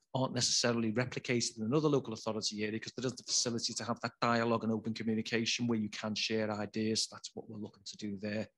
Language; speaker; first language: English; native; English